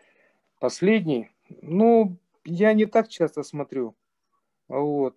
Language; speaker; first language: Russian; native; Russian